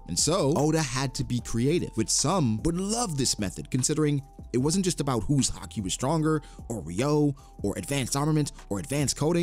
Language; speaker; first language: English; native; English